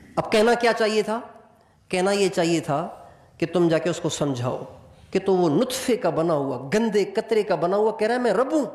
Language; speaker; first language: Urdu; non-native, local second language; Sindhi